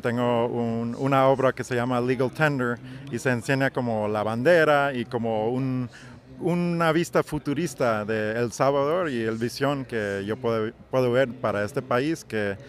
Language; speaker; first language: Spanish; non-native, learner; English